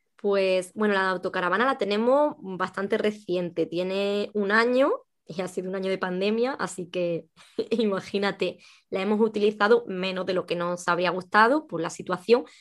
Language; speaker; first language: Spanish; native; Spanish